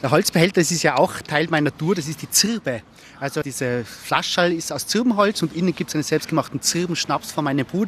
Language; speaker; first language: German; native; German